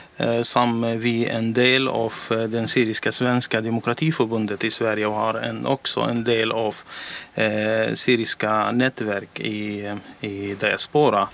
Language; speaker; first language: Swedish; non-native, learner; Arabic